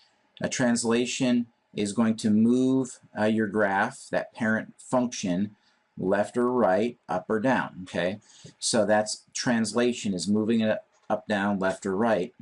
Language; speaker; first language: English; native; English